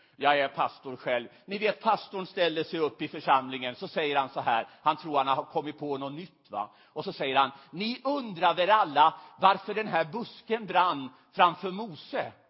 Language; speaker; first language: Swedish; native; Swedish